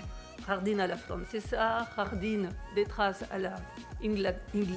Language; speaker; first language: Spanish; non-native, fluent; French